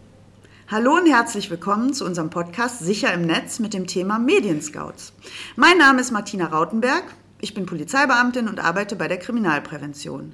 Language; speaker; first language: German; native; German